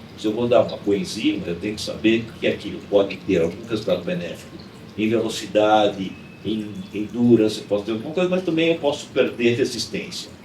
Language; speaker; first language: Portuguese; native; Portuguese